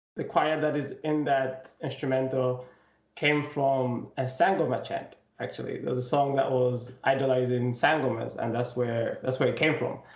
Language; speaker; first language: English; non-native, local second language; Nyanja